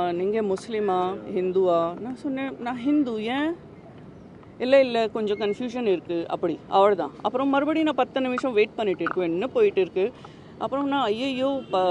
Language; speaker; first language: Tamil; non-native, local second language; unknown